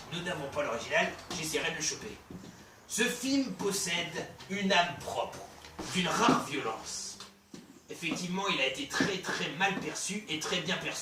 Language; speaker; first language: French; native; French